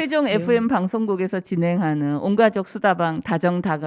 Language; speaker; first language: Korean; native; Korean